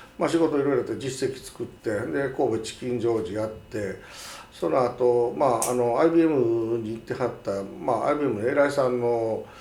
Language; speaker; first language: Japanese; native; Japanese